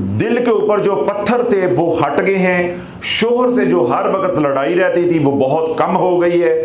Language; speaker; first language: Urdu; non-native, local second language; Punjabi